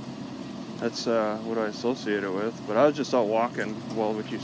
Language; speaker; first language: English; native; English